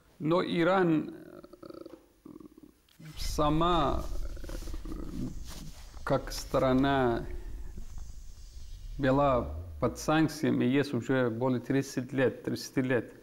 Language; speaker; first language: Russian; non-native, fluent; Persian